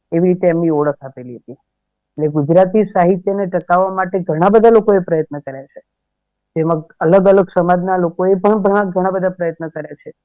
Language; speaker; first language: Gujarati; native; Gujarati